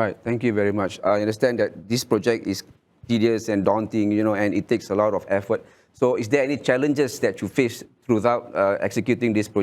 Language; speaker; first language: English; non-native, local second language; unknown